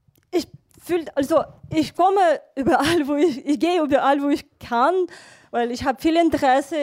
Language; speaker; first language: German; non-native, fluent; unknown